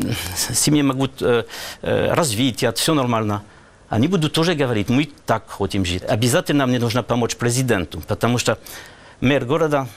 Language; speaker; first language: Russian; non-native, learner; French